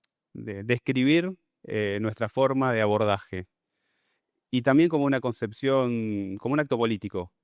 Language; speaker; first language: Spanish; native; Spanish